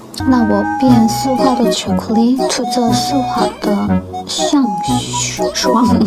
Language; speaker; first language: Chinese; non-native, learner; Korean